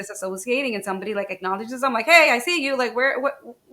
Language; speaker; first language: English; native; English